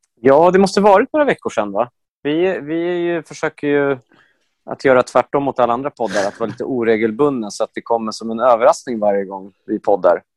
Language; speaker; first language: Swedish; native; Swedish